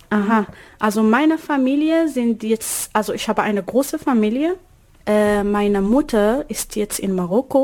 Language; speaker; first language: German; non-native, learner; Arabic